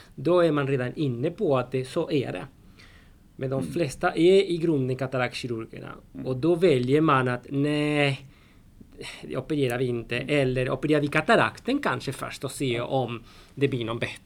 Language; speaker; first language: Swedish; non-native, fluent; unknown